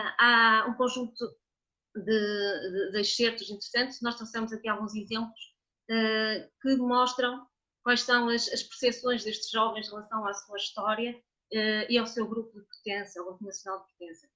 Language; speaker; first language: Portuguese; native; Portuguese